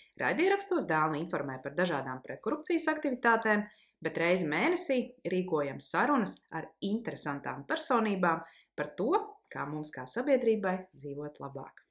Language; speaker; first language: Latvian; native; Latvian